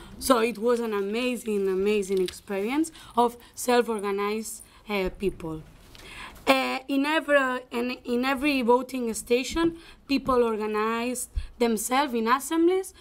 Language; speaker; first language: English; non-native, fluent; Spanish